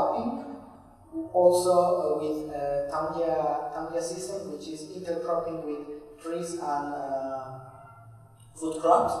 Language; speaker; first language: English; non-native, fluent; Spanish